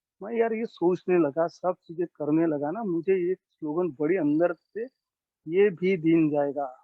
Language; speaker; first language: Hindi; non-native, local second language; Marathi